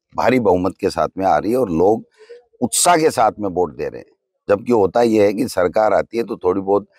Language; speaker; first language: Hindi; native; Hindi